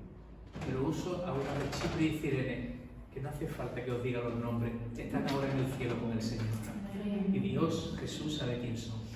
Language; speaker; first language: Spanish; native; Spanish